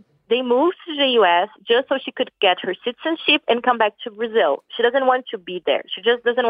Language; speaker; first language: English; non-native, fluent; Portuguese